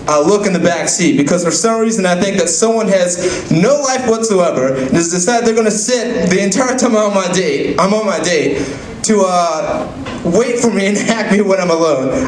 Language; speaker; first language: English; native; English